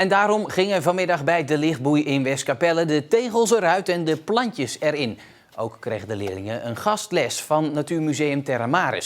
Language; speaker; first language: Dutch; native; Dutch